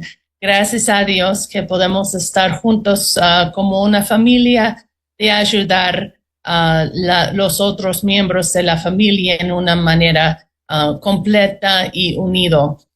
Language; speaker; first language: Spanish; non-native, fluent; English